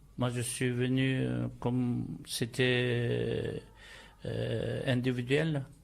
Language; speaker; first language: French; non-native, fluent; Turkish